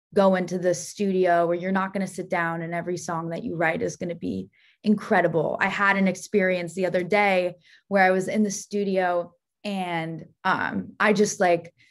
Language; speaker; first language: English; native; English